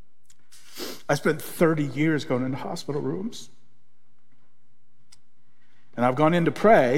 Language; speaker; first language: English; native; English